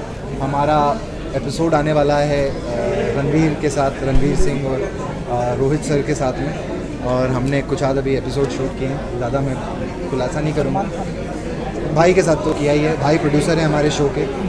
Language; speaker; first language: Hindi; native; Hindi